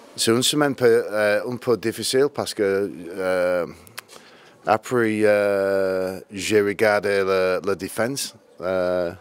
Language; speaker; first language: French; non-native, learner; English